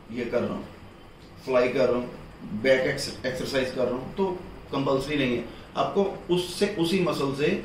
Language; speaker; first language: Hindi; non-native, local second language; Punjabi